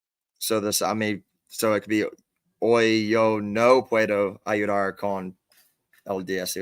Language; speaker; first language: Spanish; non-native, learner; English